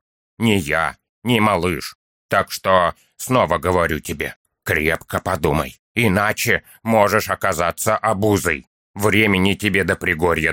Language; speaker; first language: Russian; native; Russian